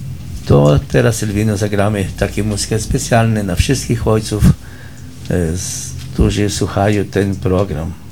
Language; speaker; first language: Polish; early bilingual, heritage; Polish